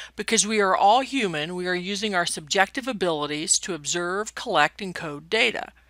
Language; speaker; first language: English; native; English